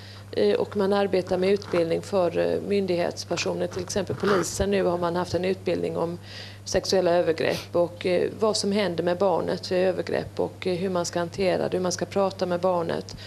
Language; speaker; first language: Swedish; native; Swedish